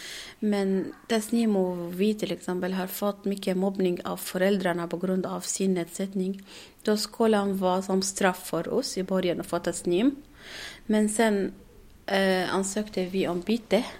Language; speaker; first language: Swedish; non-native, learner; Arabic